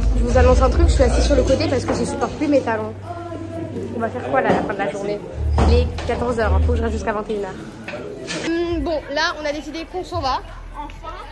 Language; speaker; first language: French; native; French